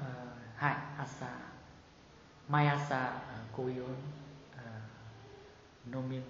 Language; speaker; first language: Japanese; non-native, learner; Vietnamese